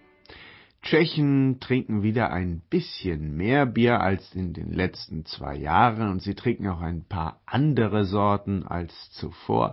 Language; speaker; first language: German; native; German